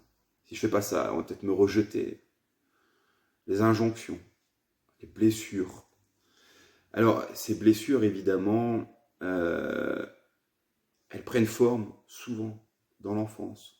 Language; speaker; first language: French; native; French